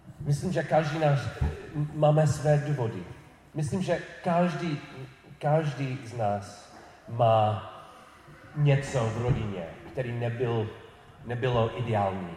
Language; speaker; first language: Czech; non-native, fluent; English